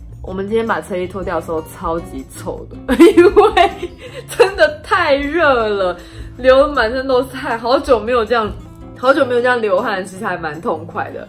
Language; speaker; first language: Chinese; native; Chinese